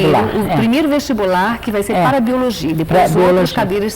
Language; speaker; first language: Portuguese; native; Portuguese